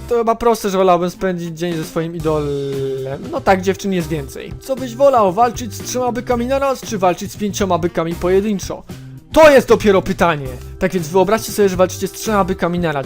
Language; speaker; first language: Polish; native; Polish